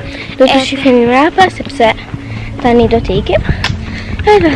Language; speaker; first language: Albanian; early bilingual, heritage; Albanian